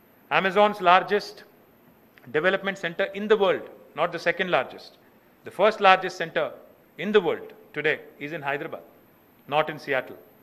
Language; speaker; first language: English; non-native, local second language; Telugu